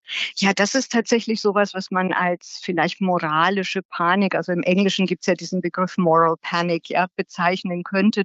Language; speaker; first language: German; native; German